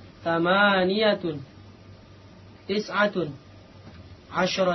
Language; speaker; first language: Arabic; non-native, learner; Indonesian